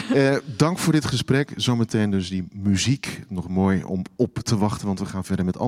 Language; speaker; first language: Dutch; native; Dutch